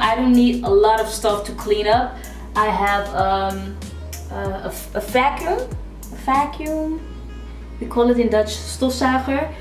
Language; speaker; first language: English; non-native, fluent; Dutch